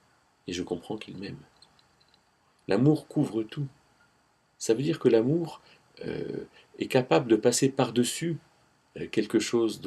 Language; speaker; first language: French; native; French